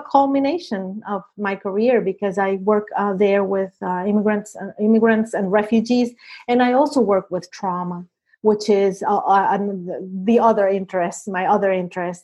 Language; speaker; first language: English; non-native, fluent; Spanish